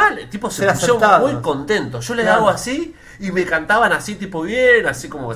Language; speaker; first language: Spanish; native; Spanish